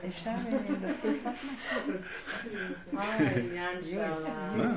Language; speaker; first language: Hebrew; non-native, learner; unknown